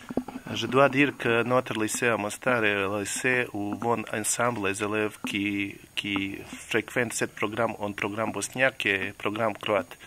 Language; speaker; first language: French; non-native, learner; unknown